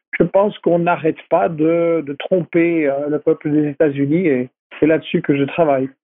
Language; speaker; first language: French; native; French